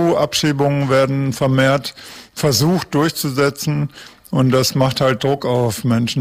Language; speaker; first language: German; native; German